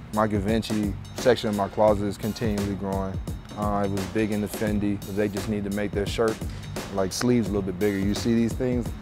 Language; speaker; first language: English; native; English